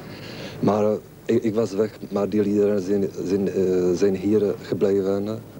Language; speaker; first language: Dutch; non-native, fluent; Czech